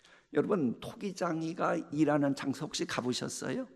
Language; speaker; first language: Korean; native; Korean